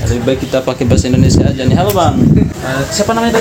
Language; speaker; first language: Indonesian; native; Indonesian